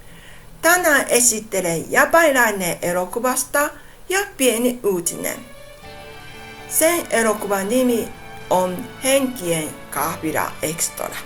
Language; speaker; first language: Finnish; non-native, learner; Japanese